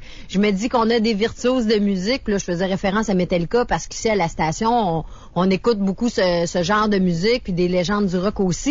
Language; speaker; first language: French; native; French